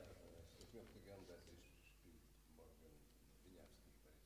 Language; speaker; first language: German; non-native, learner; Russian